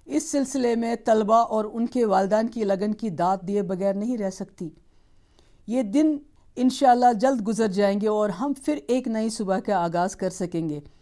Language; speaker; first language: Hindi; non-native, local second language; Kashmiri